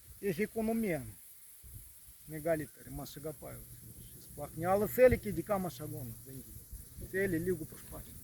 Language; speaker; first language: Greek; non-native, learner; Russian